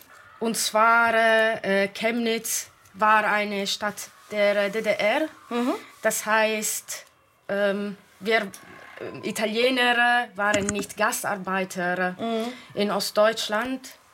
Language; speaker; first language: German; non-native, fluent; Italian